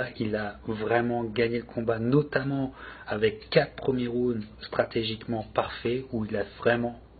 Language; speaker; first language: French; native; French